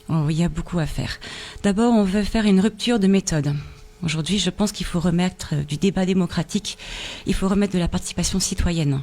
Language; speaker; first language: French; native; French